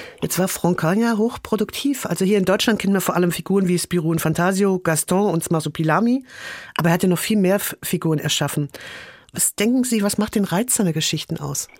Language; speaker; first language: German; native; German